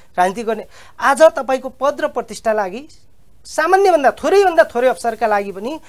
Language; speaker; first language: Nepali; native; Nepali